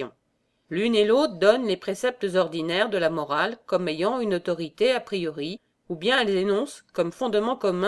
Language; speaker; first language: French; native; French